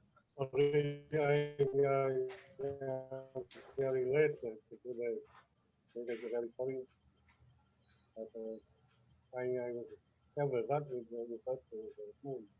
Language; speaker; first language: English; non-native, learner; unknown